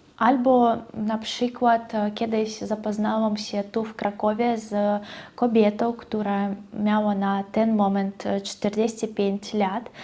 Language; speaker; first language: Polish; non-native, fluent; Russian